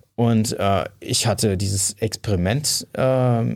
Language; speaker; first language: German; native; German